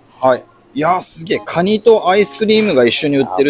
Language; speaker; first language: Japanese; native; Japanese